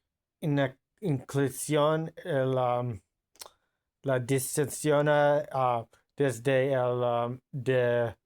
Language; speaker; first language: Spanish; non-native, learner; English